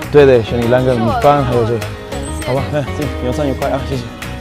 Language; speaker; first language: Chinese; non-native, fluent; Hebrew